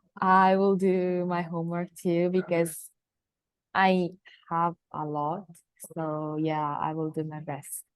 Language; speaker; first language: English; non-native, fluent; Japanese